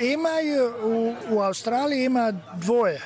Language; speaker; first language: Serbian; early bilingual, heritage; Serbian